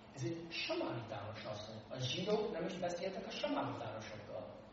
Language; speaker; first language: Hungarian; non-native, fluent; English